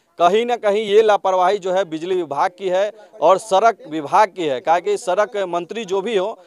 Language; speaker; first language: Hindi; native; Hindi